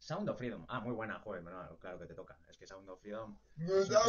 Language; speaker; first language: Spanish; native; Spanish